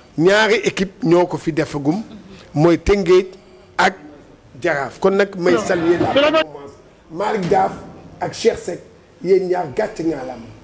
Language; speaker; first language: Wolof; native; Wolof